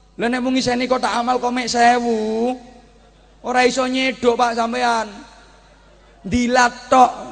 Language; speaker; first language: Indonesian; non-native, local second language; Javanese